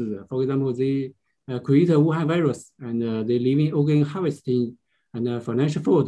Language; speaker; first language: English; non-native, learner; Chinese